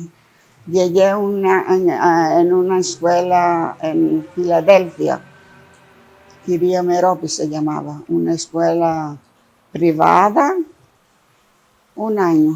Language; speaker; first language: Spanish; non-native, fluent; Greek